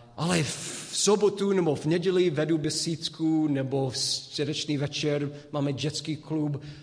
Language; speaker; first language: Czech; non-native, fluent; English